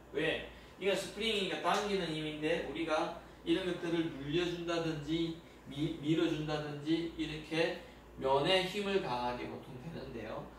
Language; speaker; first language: Korean; native; Korean